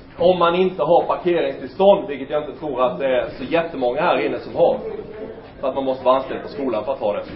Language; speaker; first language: Swedish; native; Swedish